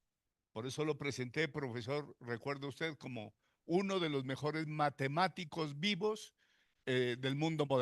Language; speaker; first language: Spanish; native; Spanish